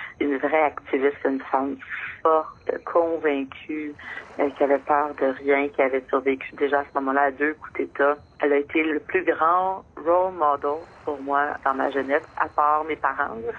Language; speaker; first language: French; native; French